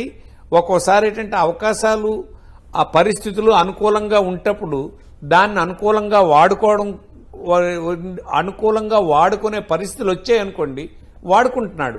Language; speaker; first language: Telugu; native; Telugu